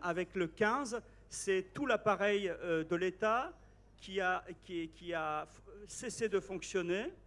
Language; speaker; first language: French; non-native, fluent; Turkish